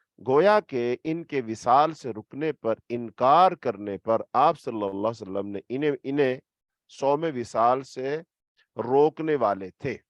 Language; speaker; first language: Urdu; native; Urdu